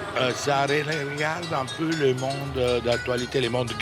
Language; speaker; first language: French; non-native, fluent; Italian